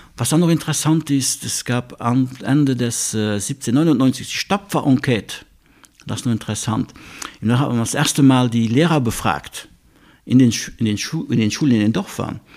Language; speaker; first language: German; non-native, local second language; Luxembourgish